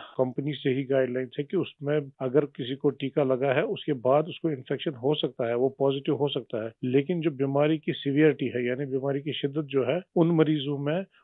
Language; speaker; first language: Hindi; non-native, local second language; Kashmiri